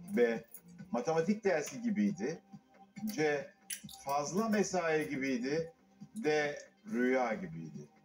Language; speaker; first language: Turkish; native; Turkish